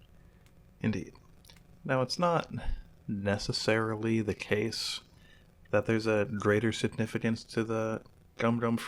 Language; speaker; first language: English; native; English